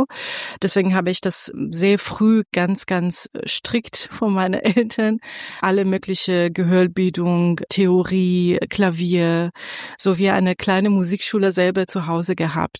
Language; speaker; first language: German; non-native, fluent; Persian